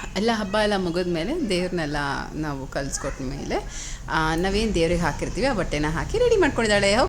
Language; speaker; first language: Kannada; non-native, local second language; Malayalam